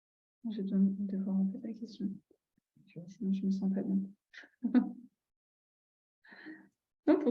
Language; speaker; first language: French; native; French